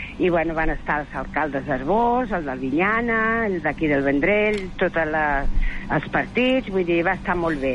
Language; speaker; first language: Catalan; non-native, local second language; Spanish